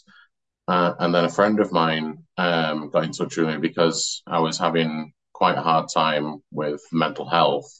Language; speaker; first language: English; native; English